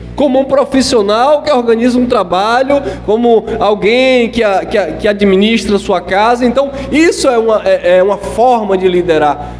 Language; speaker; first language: Portuguese; native; Portuguese